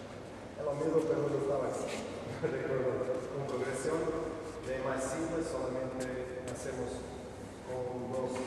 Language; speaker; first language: Spanish; non-native, learner; Portuguese